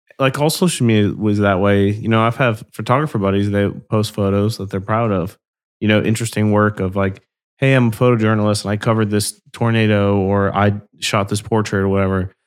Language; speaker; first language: English; native; English